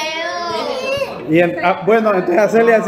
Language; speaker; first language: Spanish; native; Spanish